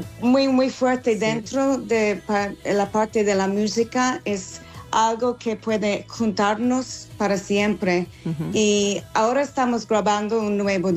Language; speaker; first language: Spanish; non-native, learner; English